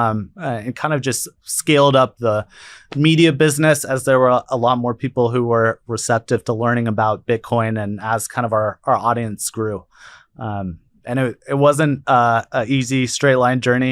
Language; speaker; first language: English; native; English